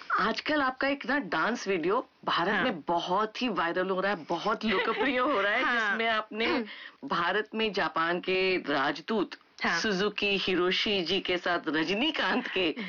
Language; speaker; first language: Hindi; native; Hindi